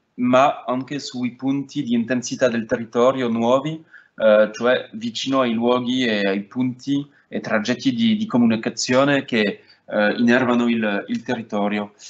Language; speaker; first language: Italian; non-native, fluent; French